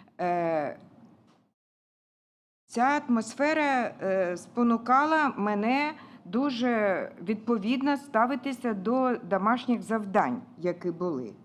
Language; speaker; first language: Ukrainian; non-native, local second language; Russian